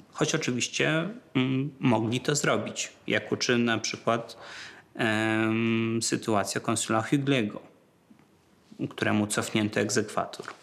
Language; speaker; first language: Polish; native; Polish